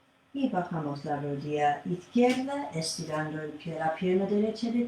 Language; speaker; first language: Spanish; non-native, fluent; English